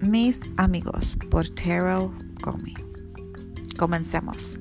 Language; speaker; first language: Spanish; early bilingual, heritage; Spanish